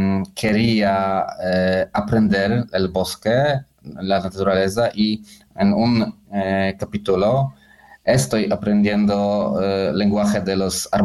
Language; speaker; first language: Spanish; non-native, learner; Polish